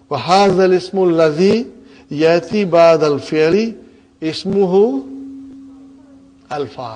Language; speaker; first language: Arabic; non-native, learner; Urdu